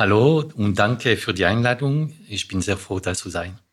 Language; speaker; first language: German; non-native, fluent; French